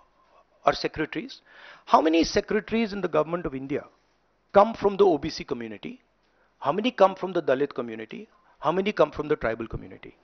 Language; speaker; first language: English; non-native, local second language; Hindi